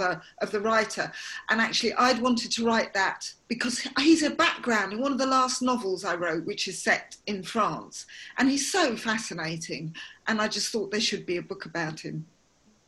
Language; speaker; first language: English; native; English